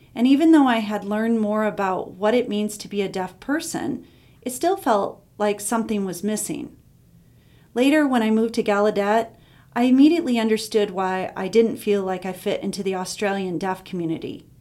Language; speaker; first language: English; native; English